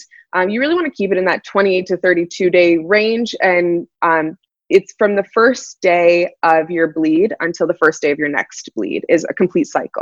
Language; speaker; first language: English; native; English